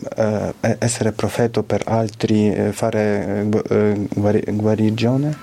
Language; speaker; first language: Italian; non-native, fluent; Ukrainian